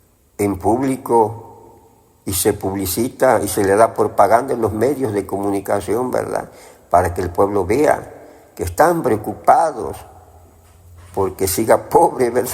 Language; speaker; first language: Spanish; native; Spanish